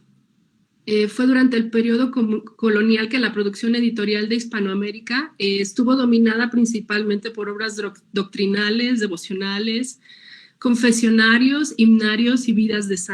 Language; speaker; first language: Spanish; native; Spanish